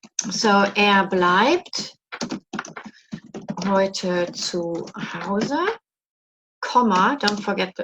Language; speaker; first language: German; non-native, fluent; English